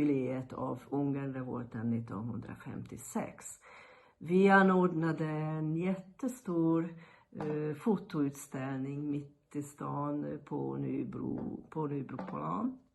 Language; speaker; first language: Swedish; non-native, fluent; Hungarian